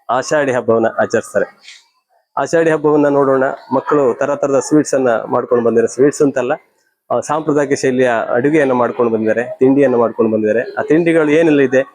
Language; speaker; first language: Kannada; native; Kannada